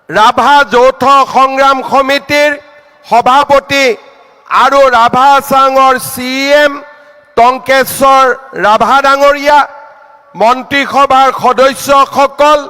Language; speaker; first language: Assamese; native; Assamese